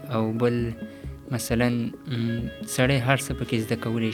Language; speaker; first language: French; non-native, learner; Pashto